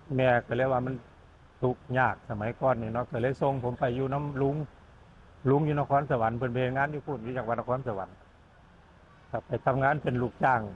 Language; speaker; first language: Thai; native; Thai